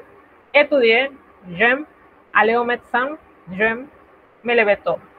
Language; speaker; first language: French; non-native, fluent; Spanish